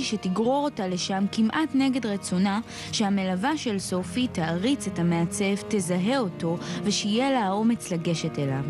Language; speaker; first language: Hebrew; native; Hebrew